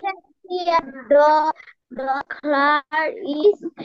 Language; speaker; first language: English; non-native, learner; Bangla